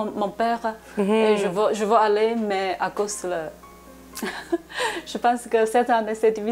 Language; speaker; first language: French; non-native, learner; Chinese